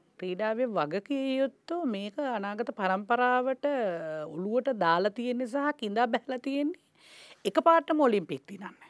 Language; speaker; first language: Sinhala; native; Sinhala